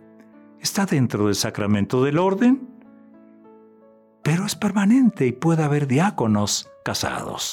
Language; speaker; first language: Spanish; native; Spanish